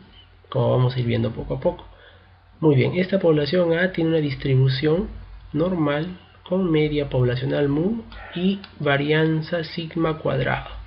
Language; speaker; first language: Spanish; native; Spanish